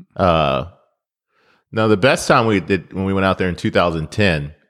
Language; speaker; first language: English; native; English